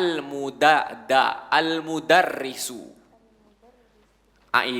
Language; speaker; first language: Arabic; non-native, fluent; Indonesian